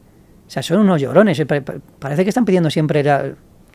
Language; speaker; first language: Spanish; native; Spanish